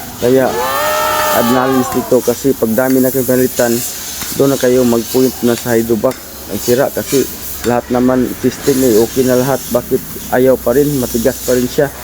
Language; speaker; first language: Filipino; non-native, local second language; Cebuano